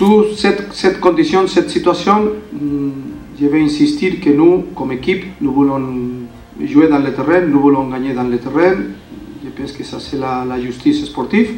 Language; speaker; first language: French; non-native, learner; Spanish